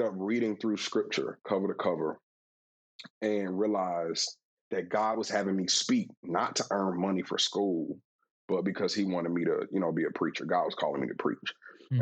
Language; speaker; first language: English; native; English